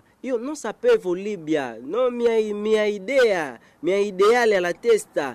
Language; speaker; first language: Italian; non-native, learner; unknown